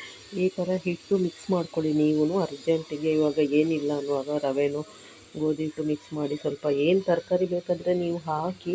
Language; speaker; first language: Kannada; native; Kannada